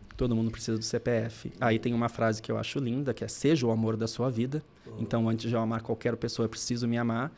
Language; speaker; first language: Portuguese; native; Portuguese